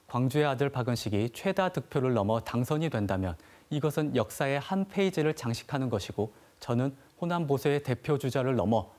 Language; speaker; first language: Korean; native; Korean